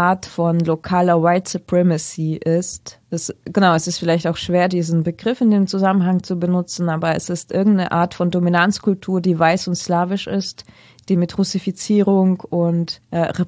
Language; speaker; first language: German; non-native, fluent; Russian